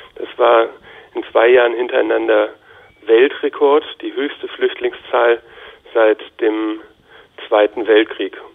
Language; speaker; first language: German; native; German